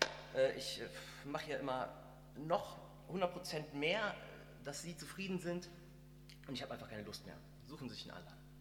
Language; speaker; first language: German; native; German